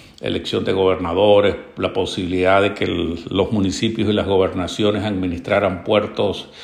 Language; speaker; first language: Spanish; native; Spanish